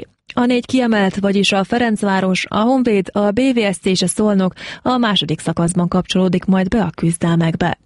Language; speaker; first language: Hungarian; native; Hungarian